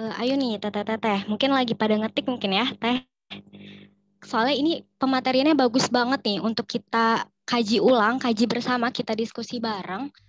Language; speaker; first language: Indonesian; native; Indonesian